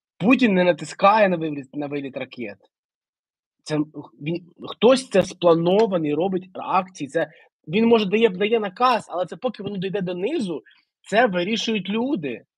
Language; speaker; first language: Ukrainian; native; Ukrainian